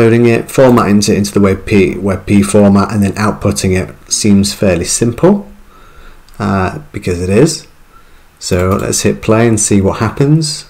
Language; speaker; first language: English; native; English